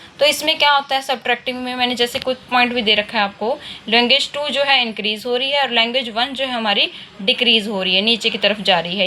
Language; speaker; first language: Hindi; native; Hindi